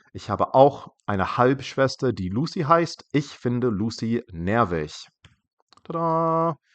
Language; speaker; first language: German; non-native, fluent; English